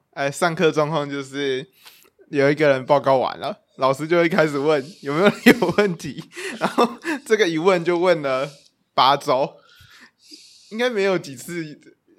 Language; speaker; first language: Chinese; native; Chinese